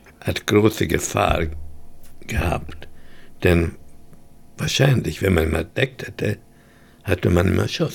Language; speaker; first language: German; early bilingual, heritage; German